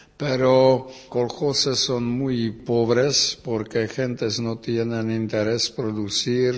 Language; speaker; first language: Spanish; non-native, learner; Czech